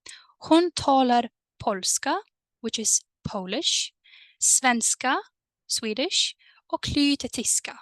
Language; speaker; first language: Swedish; non-native, fluent; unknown